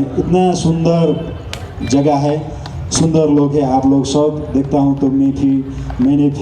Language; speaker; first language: Hindi; non-native, learner; Nepali